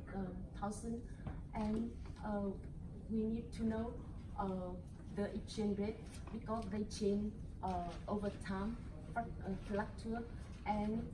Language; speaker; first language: English; non-native, learner; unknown